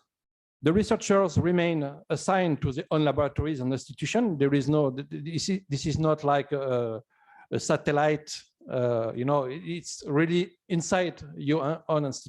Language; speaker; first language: English; non-native, fluent; French